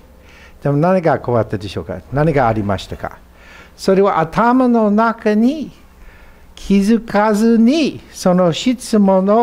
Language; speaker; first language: Japanese; non-native, fluent; English